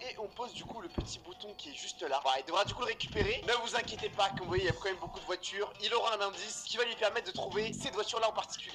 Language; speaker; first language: French; native; French